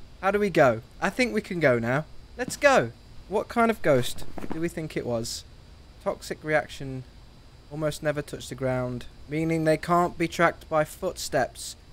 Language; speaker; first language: English; native; English